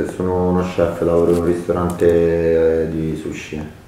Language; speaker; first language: Italian; native; Italian